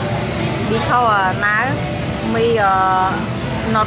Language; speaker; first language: English; non-native, learner; Khmer